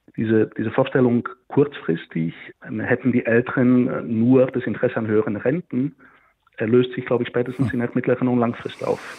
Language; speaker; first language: German; non-native, fluent; Bulgarian